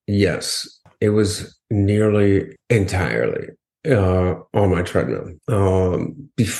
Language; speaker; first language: English; native; English